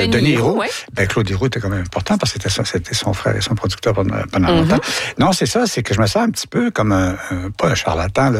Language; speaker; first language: French; native; French